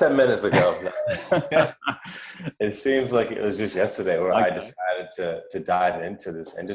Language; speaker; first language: English; native; English